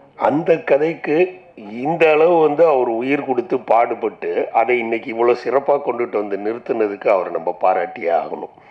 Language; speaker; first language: Tamil; native; Tamil